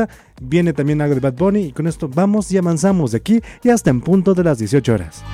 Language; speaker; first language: Spanish; native; Spanish